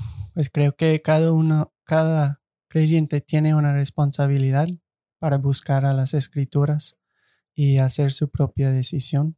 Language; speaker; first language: Spanish; non-native, fluent; English